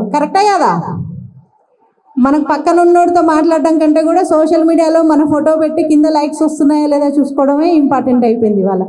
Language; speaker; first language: Telugu; native; Telugu